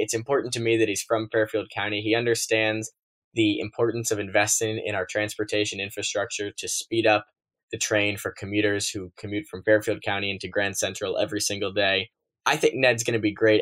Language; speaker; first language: English; native; English